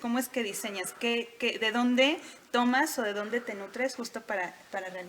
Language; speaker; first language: Spanish; native; Spanish